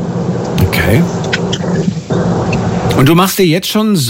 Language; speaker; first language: German; native; German